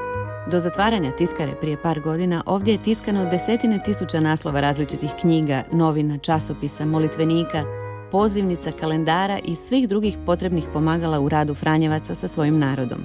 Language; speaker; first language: Croatian; native; Croatian